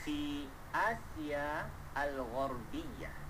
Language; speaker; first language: Arabic; non-native, fluent; Malay